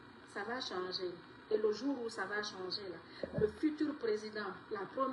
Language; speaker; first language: French; non-native, local second language; Fula